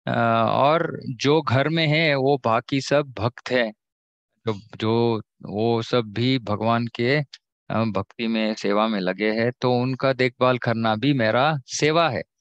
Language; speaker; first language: Hindi; non-native, local second language; Kannada